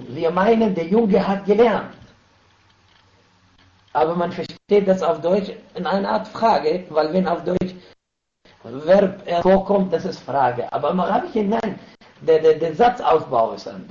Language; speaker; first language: German; non-native, fluent; Arabic